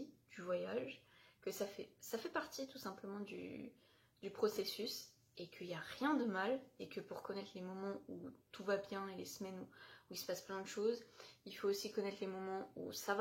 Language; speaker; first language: French; native; French